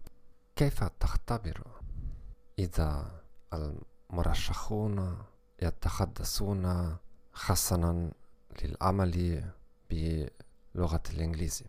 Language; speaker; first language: Arabic; non-native, learner; German